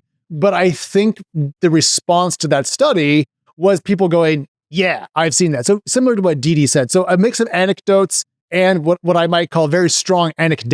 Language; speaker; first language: English; native; English